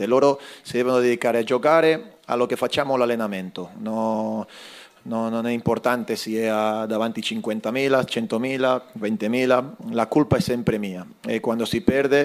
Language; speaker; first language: Italian; non-native, fluent; Spanish